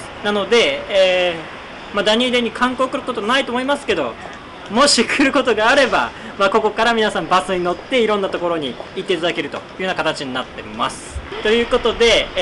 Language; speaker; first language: Japanese; native; Japanese